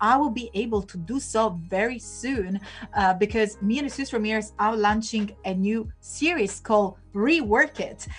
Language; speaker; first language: English; non-native, fluent; Italian